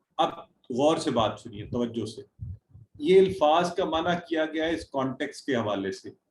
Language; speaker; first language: Urdu; native; Urdu